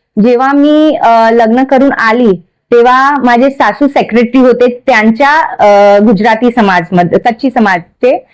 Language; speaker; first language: Marathi; non-native, local second language; Kachhi